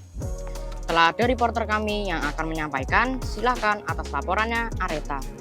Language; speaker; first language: Indonesian; native; Indonesian